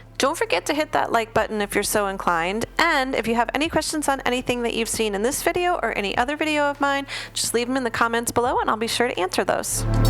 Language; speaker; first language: English; native; English